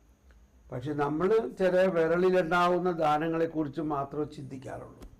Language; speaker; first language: Malayalam; native; Malayalam